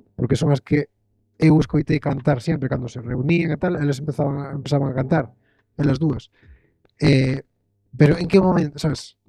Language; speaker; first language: Galician; non-native, local second language; Spanish